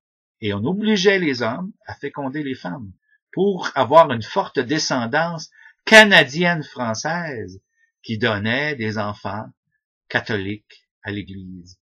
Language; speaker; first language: French; native; French